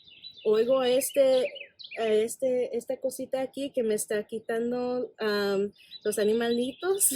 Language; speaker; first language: Spanish; non-native, fluent; English